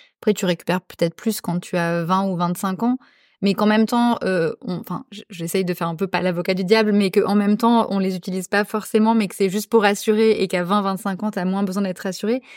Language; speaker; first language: French; native; French